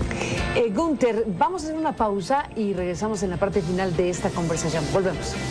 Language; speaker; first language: Spanish; native; Spanish